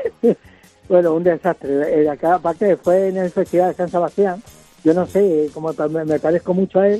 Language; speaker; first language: Spanish; native; Spanish